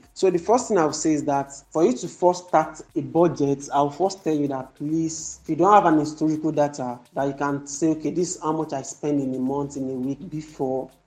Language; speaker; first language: English; non-native, local second language; Yoruba